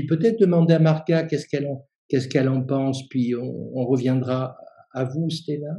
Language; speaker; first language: French; native; French